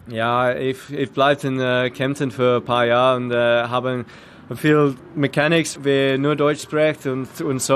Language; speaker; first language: German; non-native, learner; English